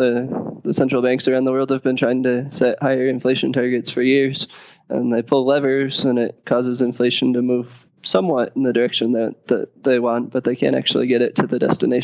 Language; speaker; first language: English; native; English